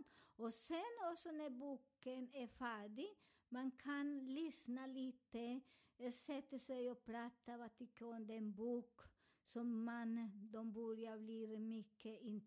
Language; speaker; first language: Swedish; non-native, fluent; Spanish